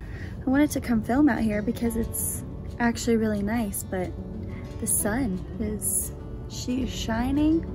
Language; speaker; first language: English; native; English